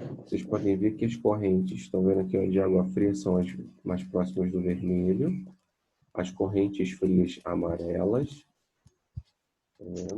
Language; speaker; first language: Portuguese; native; Portuguese